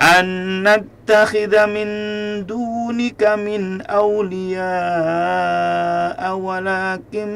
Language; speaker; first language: Arabic; non-native, fluent; Indonesian